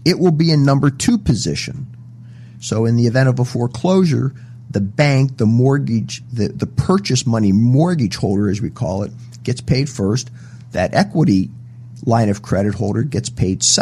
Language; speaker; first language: English; native; English